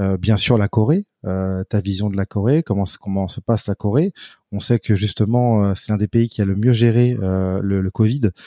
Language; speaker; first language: French; native; French